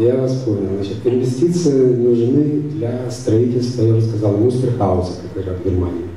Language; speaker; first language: Russian; native; Russian